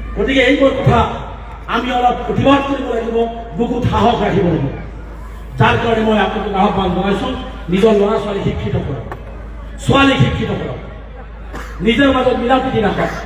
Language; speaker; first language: Assamese; non-native, local second language; Bangla